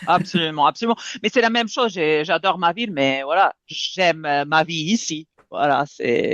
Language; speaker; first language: French; non-native, fluent; Serbian